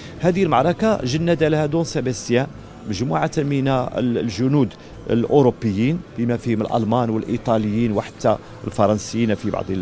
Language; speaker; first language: Arabic; native; Arabic